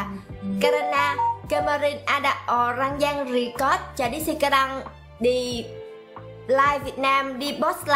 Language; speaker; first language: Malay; non-native, learner; Vietnamese